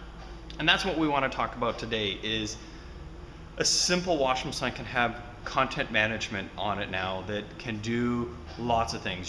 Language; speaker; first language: English; native; English